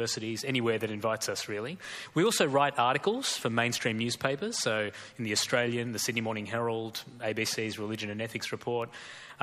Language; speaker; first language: English; native; English